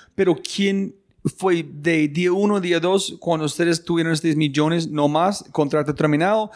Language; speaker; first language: Spanish; non-native, learner; English